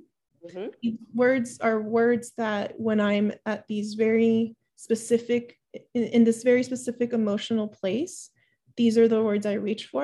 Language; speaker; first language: English; early bilingual, other home language; Spanish